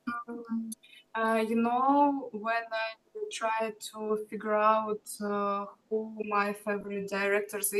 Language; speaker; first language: English; non-native, learner; Russian